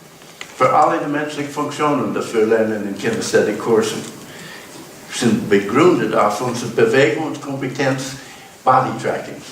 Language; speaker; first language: German; non-native, learner; English